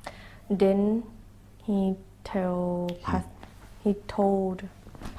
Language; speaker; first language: English; non-native, learner; Thai